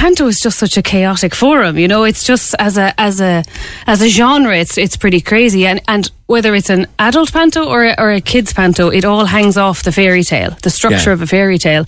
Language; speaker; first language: English; native; English